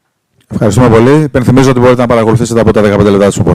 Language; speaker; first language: Greek; native; Greek